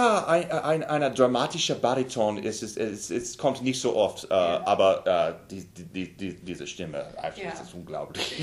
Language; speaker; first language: German; non-native, learner; English